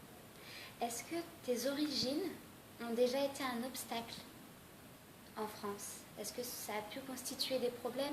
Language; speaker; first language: French; native; French